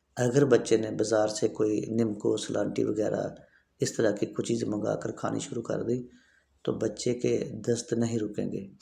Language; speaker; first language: Urdu; non-native, local second language; Punjabi